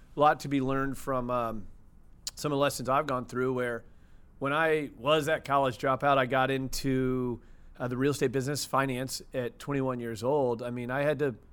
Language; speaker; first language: English; native; English